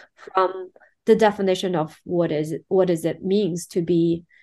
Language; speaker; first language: English; non-native, fluent; Chinese